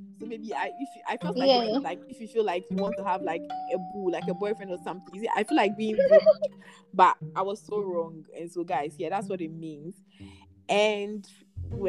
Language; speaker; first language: English; non-native, local second language; Akan